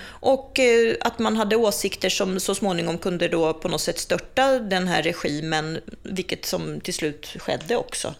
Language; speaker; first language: Swedish; early bilingual, other home language; Czech